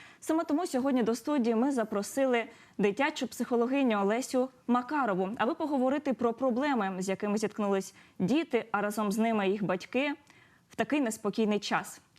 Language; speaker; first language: Ukrainian; native; Ukrainian